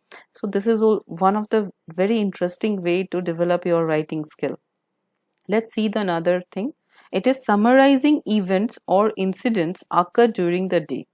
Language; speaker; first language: English; non-native, local second language; Hindi